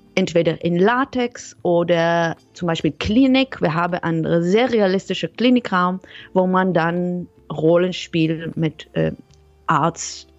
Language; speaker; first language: German; non-native, fluent; Hebrew